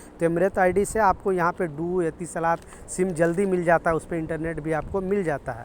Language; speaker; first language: Hindi; native; Hindi